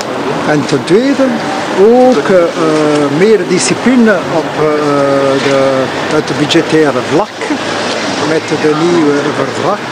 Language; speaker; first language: Dutch; non-native, local second language; French